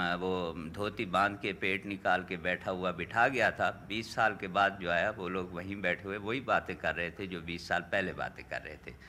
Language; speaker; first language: Urdu; non-native, local second language; Saraiki